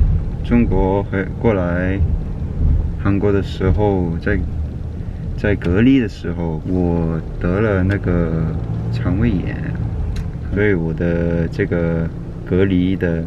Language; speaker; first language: Chinese; non-native, local second language; Cantonese